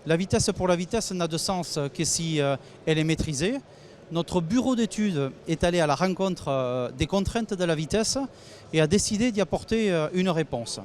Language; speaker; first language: French; native; French